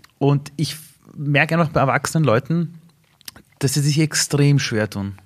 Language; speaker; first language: German; early bilingual, other home language; Persian